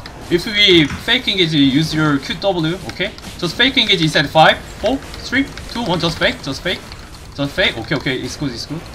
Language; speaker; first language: English; non-native, learner; Korean